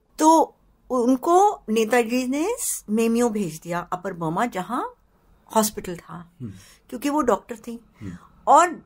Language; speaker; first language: Hindi; native; Hindi